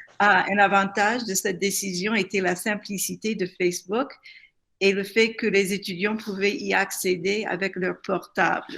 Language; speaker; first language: French; non-native, fluent; English